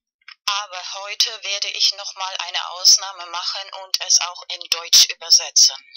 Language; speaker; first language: German; non-native, fluent; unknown